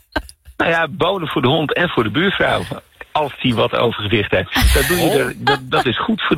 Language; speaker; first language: Dutch; native; Dutch